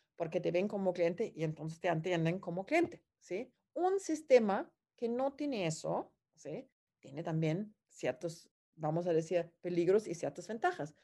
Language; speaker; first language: Spanish; non-native, fluent; German